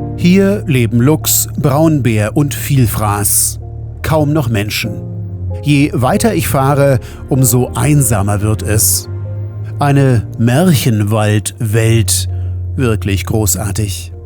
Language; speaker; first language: German; native; German